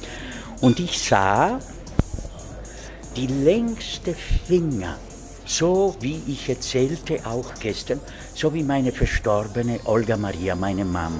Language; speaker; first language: German; non-native, fluent; Italian